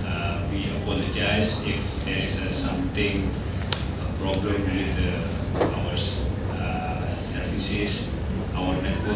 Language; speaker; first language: English; non-native, learner; Indonesian